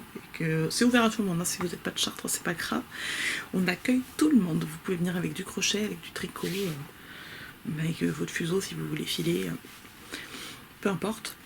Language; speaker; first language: French; native; French